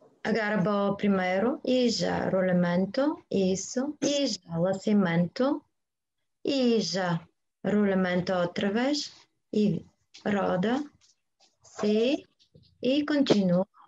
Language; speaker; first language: Portuguese; non-native, learner; Bulgarian